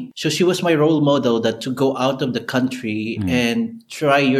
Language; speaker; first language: English; non-native, local second language; Bikol